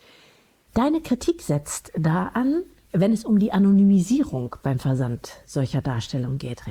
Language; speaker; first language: German; native; German